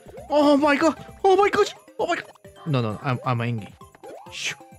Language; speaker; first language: English; non-native, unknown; Japanese